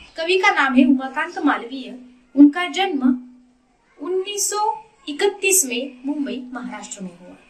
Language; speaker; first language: Hindi; non-native, local second language; Marathi